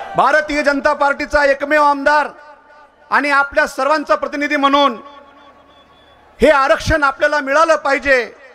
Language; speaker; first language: Marathi; non-native, local second language; Lambadi